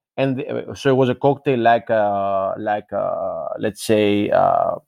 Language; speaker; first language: English; non-native, fluent; Greek